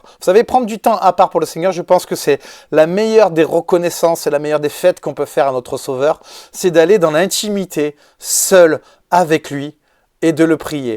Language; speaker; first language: French; native; French